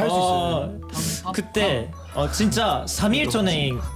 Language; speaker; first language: Korean; non-native, fluent; Japanese